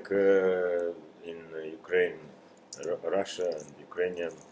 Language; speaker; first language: English; non-native, learner; Russian